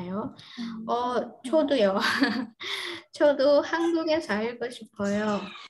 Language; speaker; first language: Korean; non-native, fluent; Indonesian